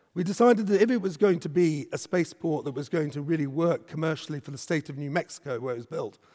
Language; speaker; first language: English; native; English